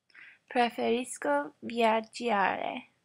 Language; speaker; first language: Italian; non-native, learner; English